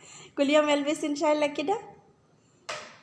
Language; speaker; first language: Arabic; non-native, learner; Bangla